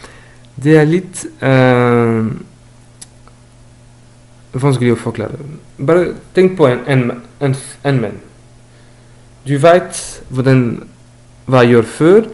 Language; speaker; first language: Norwegian; non-native, learner; French